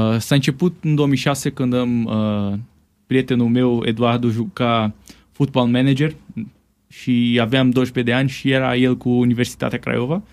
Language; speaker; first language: Romanian; non-native, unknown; Portuguese